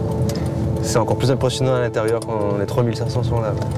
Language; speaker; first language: French; native; French